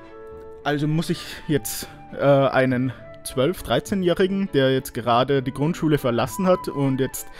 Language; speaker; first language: German; native; German